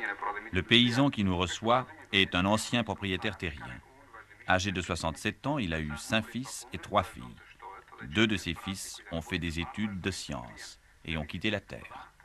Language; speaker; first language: French; native; French